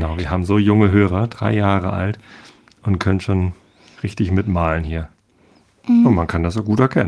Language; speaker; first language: German; native; German